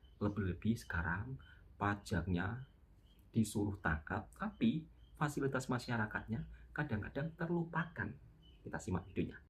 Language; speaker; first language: Indonesian; native; Indonesian